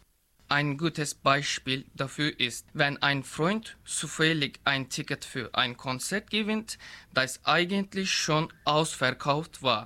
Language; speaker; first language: German; non-native, learner; Turkish